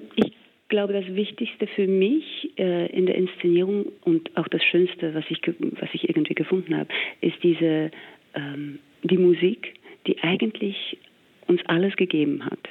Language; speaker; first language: German; non-native, fluent; English